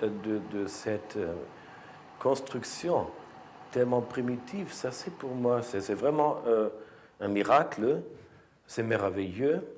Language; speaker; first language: French; non-native, fluent; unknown